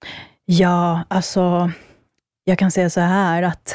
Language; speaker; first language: Swedish; early bilingual, other home language; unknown